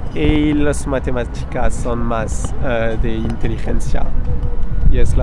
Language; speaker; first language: Spanish; non-native, fluent; French